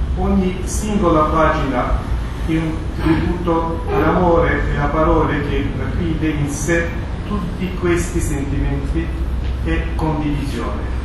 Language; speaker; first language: Italian; non-native, fluent; Turkish